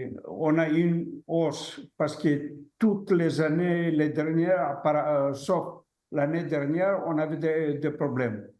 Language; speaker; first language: French; non-native, fluent; Greek